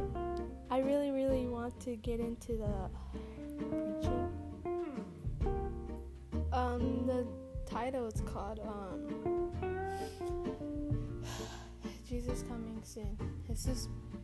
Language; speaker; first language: English; early bilingual, other home language; Spanish